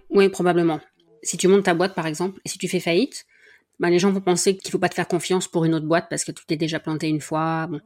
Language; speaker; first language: French; native; French